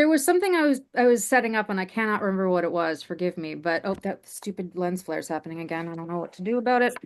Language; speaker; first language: English; native; English